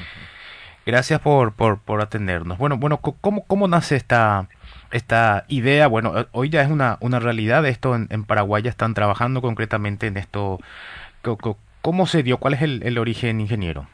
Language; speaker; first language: Spanish; native; Spanish